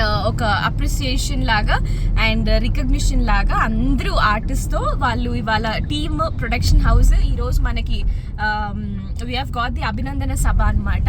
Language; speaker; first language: Telugu; native; Telugu